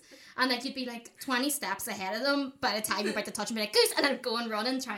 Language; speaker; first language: English; native; English